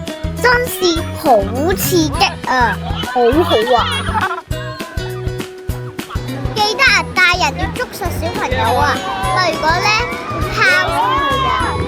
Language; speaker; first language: Chinese; native; Chinese